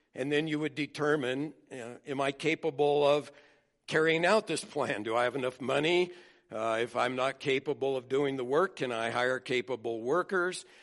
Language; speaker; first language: English; native; English